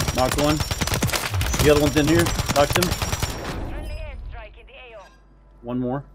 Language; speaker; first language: English; native; English